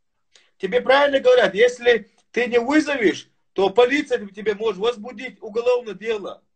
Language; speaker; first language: Russian; non-native, fluent; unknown